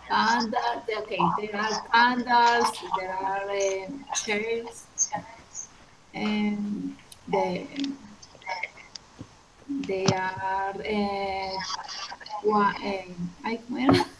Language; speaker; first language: English; non-native, learner; Spanish